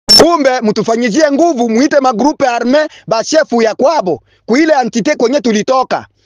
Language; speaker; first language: Swahili; non-native, local second language; Bembe